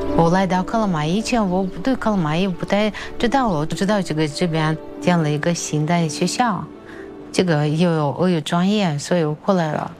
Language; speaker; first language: Chinese; non-native, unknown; Russian